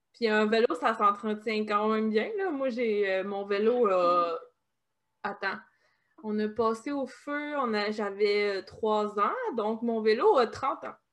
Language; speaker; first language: French; native; French